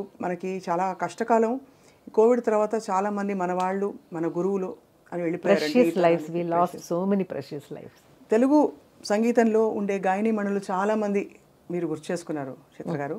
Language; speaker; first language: Telugu; native; Telugu